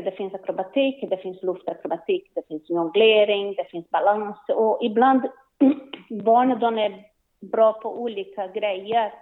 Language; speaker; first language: Swedish; non-native, learner; Portuguese